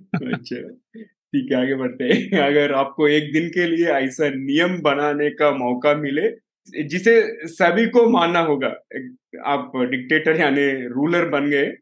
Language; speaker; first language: Hindi; non-native, local second language; Telugu